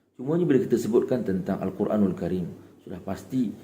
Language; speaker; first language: Malay; native; Malay